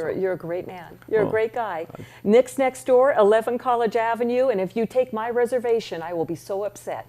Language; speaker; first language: English; native; English